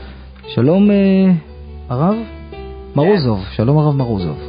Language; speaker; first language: Hebrew; native; Hebrew